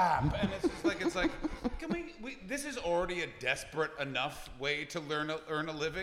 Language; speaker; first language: English; native; English